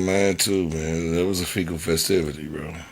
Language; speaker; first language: English; native; English